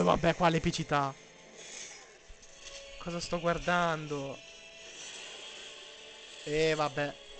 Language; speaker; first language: Italian; native; Italian